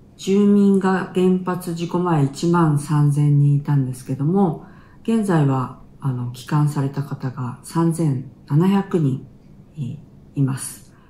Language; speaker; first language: Japanese; native; Japanese